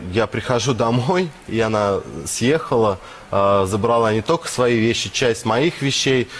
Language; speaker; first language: Russian; native; Russian